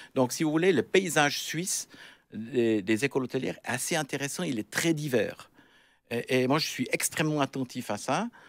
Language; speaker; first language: French; native; French